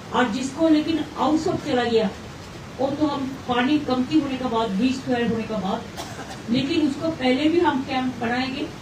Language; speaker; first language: Hindi; non-native, local second language; Bangla